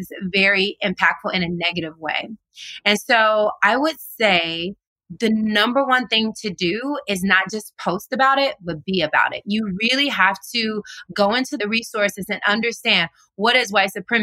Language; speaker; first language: English; native; English